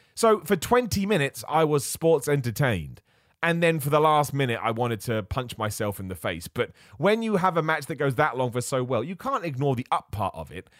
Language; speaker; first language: English; native; English